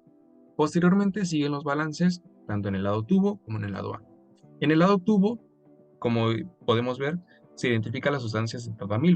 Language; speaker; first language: Spanish; native; Spanish